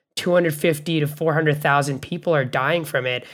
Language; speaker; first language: English; non-native, local second language; Bangla